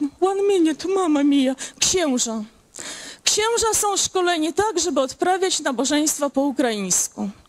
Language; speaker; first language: Polish; early bilingual, heritage; Polish